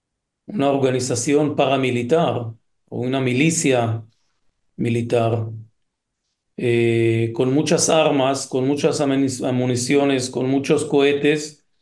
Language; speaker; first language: Spanish; non-native, fluent; Hebrew